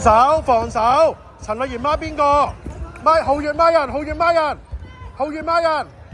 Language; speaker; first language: Cantonese; native; Cantonese